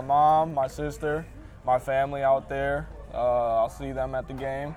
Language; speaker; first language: English; native; English